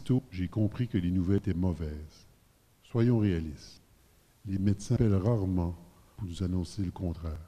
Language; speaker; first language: French; native; French